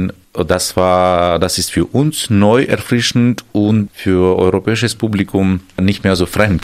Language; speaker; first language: German; non-native, fluent; Armenian